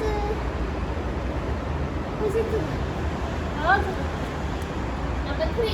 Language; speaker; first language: Chinese; non-native, learner; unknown